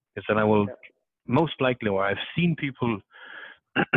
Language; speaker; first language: English; non-native, fluent; Danish